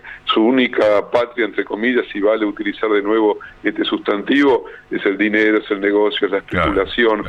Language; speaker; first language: Spanish; native; Spanish